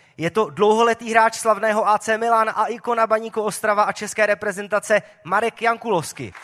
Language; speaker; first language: Czech; native; Czech